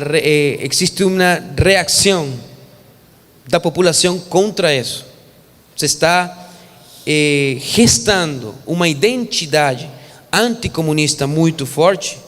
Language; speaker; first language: Portuguese; non-native, fluent; Spanish